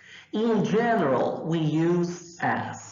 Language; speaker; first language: English; non-native, fluent; Portuguese